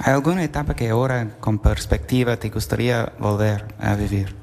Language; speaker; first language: Spanish; non-native, fluent; Italian